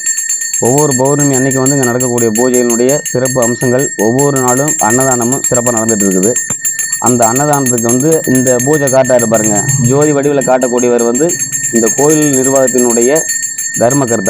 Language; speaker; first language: Tamil; native; Tamil